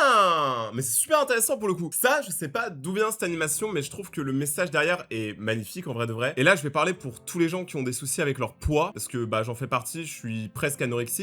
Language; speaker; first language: French; native; French